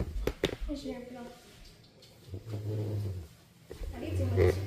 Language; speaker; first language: French; native; French